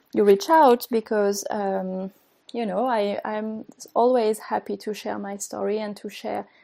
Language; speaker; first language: English; non-native, fluent; French